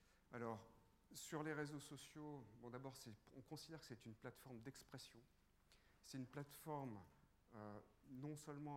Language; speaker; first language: French; native; French